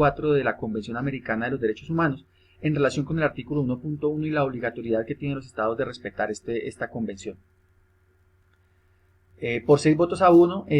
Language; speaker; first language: Spanish; native; Spanish